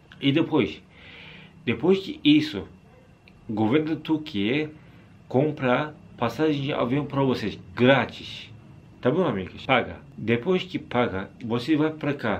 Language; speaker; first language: Portuguese; non-native, learner; Turkish